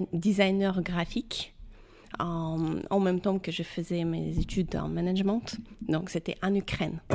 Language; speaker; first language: French; non-native, fluent; Ukrainian